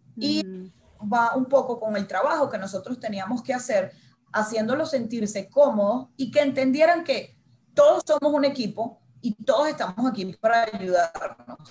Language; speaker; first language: Spanish; native; Spanish